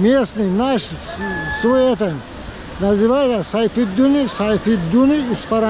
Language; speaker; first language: Russian; non-native, local second language; Tajik